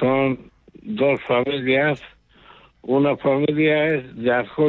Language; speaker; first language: Spanish; non-native, local second language; Basque